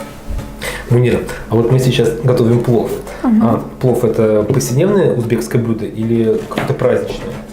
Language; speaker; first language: Russian; native; Russian